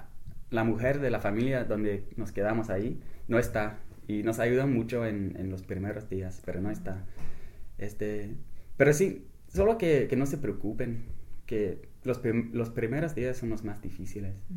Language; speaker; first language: Spanish; non-native, fluent; English